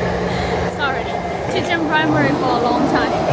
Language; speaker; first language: English; non-native, fluent; Chinese